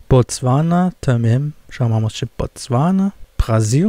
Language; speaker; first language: Portuguese; non-native, fluent; German